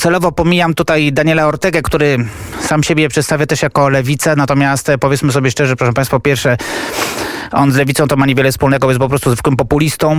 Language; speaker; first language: Polish; native; Polish